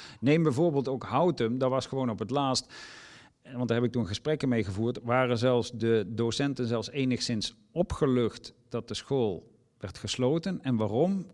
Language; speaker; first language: Dutch; native; Dutch